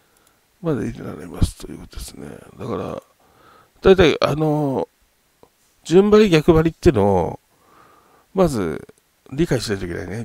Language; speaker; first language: Japanese; native; Japanese